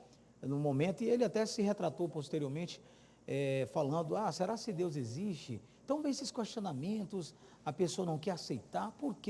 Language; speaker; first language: Portuguese; native; Portuguese